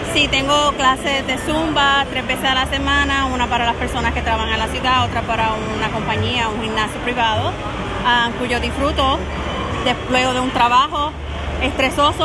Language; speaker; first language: Spanish; native; Spanish